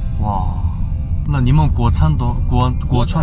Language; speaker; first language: Chinese; non-native, learner; Korean